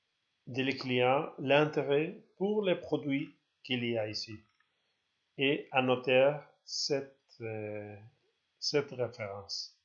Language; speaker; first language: French; non-native, learner; Spanish